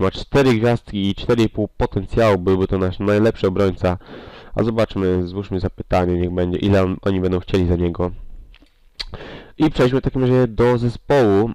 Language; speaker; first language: Polish; native; Polish